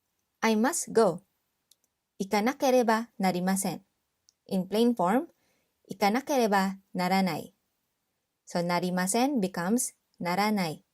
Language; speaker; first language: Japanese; non-native, fluent; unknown